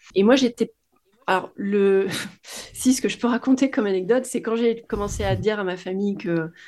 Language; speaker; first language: French; native; French